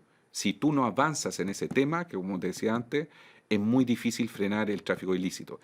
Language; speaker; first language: Spanish; native; Spanish